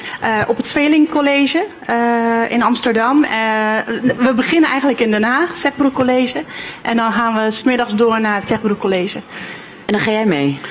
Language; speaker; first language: Dutch; early bilingual, other home language; Turkish